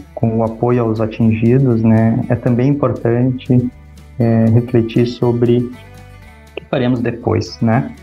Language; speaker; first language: Portuguese; native; Portuguese